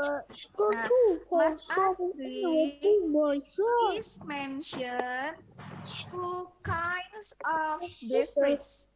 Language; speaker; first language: English; non-native, fluent; Indonesian